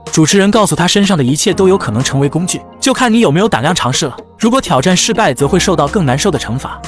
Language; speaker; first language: Chinese; native; Chinese